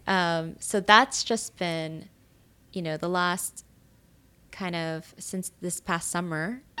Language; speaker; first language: English; native; English